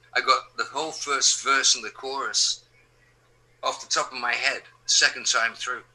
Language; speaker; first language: English; native; English